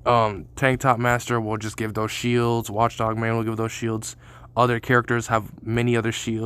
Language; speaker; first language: English; native; English